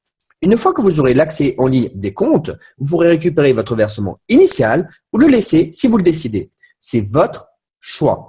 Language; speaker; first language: French; native; French